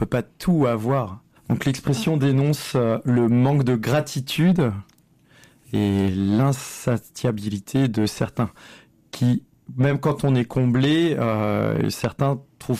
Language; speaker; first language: French; native; French